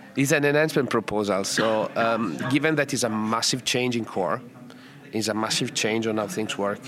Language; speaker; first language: English; non-native, fluent; Italian